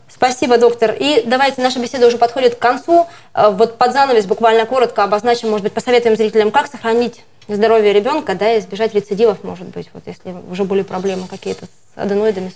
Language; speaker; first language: Russian; native; Russian